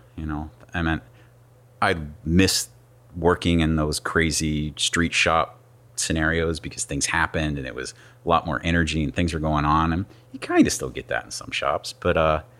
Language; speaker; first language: English; native; English